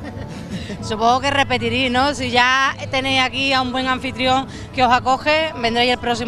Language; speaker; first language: Spanish; native; Spanish